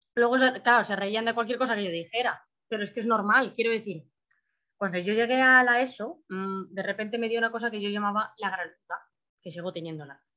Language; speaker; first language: Spanish; native; Spanish